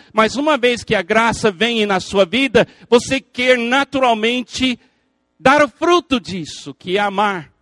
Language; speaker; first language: Portuguese; non-native, fluent; English